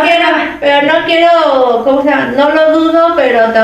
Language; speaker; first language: Spanish; native; Spanish